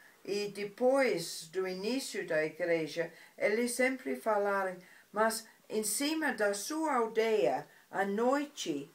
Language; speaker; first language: Portuguese; non-native, fluent; English